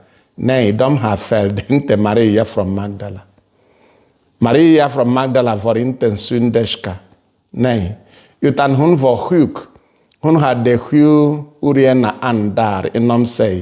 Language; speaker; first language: Swedish; non-native, fluent; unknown